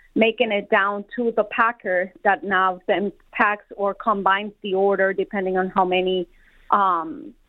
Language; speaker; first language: English; non-native, fluent; Spanish